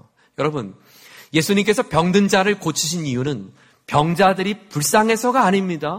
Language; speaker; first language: Korean; native; Korean